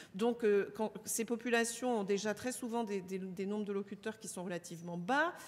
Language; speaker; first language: French; native; French